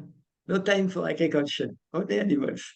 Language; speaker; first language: English; non-native, fluent; French